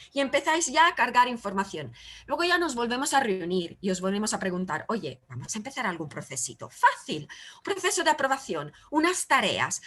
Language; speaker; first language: Spanish; non-native, fluent; Italian